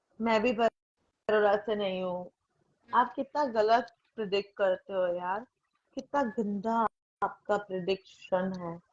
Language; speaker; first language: Hindi; non-native, local second language; Marathi